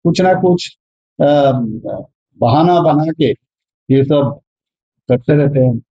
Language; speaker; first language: Hindi; non-native, local second language; Bangla